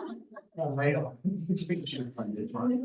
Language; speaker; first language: Chinese; non-native, learner; English